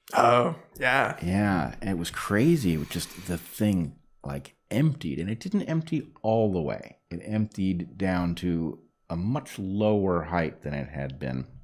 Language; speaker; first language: English; native; English